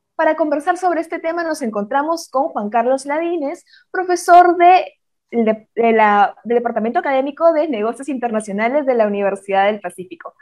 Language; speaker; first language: Spanish; native; Spanish